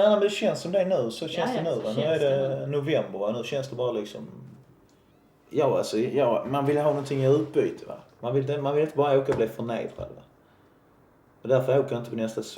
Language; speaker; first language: Swedish; native; Swedish